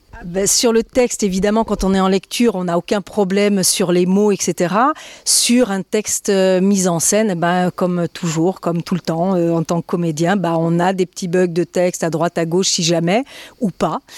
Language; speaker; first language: French; native; French